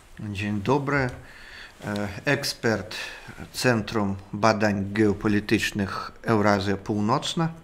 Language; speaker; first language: Polish; non-native, fluent; Russian